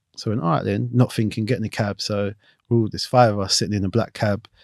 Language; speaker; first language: English; native; English